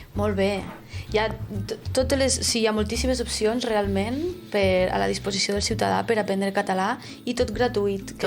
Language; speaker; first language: Catalan; native; Catalan